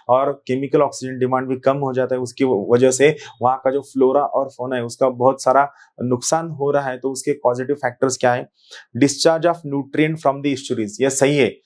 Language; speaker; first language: Hindi; non-native, local second language; Marathi